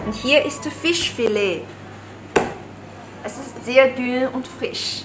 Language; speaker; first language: German; non-native, fluent; Chinese